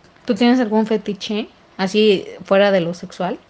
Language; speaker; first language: Spanish; native; Spanish